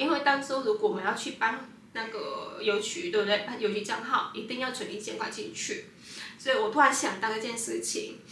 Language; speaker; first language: Chinese; non-native, fluent; Vietnamese